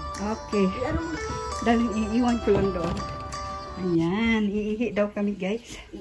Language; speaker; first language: Filipino; non-native, local second language; Cebuano